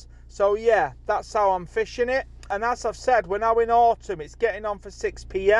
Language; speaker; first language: English; native; English